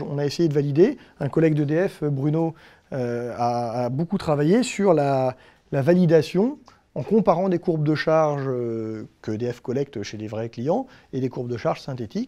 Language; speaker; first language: French; native; French